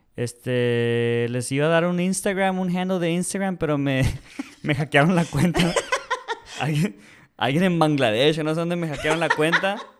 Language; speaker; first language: Spanish; early bilingual, heritage; Spanish